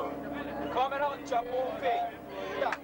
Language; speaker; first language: Hungarian; native; Hungarian